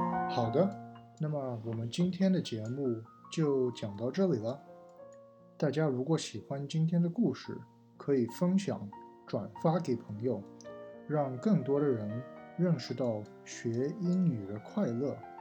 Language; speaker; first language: Chinese; native; Chinese